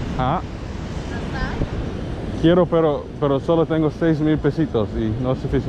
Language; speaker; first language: Spanish; non-native, learner; English